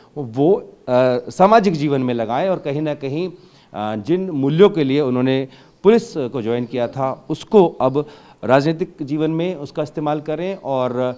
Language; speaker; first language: Hindi; native; Hindi